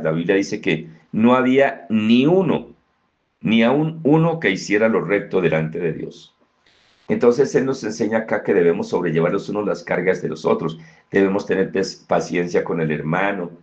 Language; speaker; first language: Spanish; native; Spanish